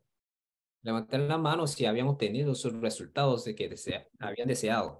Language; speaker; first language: Spanish; non-native, fluent; Korean